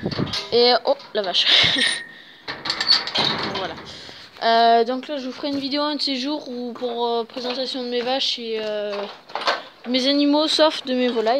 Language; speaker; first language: French; native; French